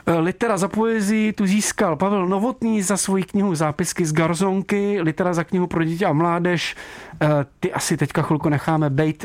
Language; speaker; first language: Czech; native; Czech